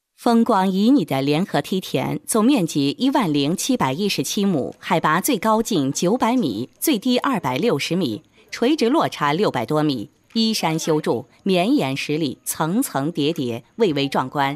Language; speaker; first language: Chinese; native; Chinese